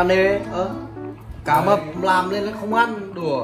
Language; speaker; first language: Vietnamese; native; Vietnamese